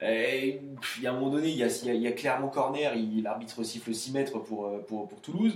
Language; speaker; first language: French; native; French